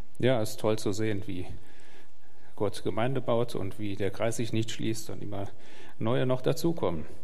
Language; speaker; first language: German; native; German